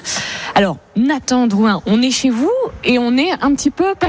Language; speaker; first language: French; native; French